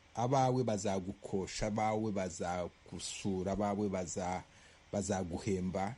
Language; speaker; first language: Kinyarwanda; native; Kinyarwanda